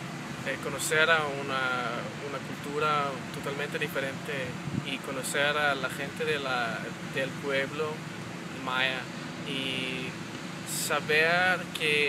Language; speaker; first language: Spanish; non-native, learner; Danish